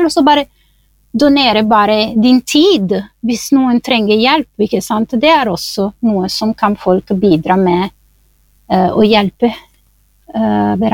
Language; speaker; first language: Norwegian; non-native, fluent; Italian